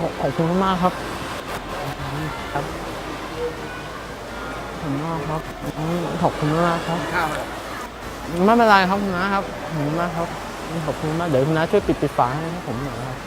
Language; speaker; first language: Thai; native; Thai